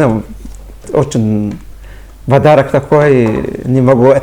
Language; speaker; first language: Russian; non-native, fluent; Arabic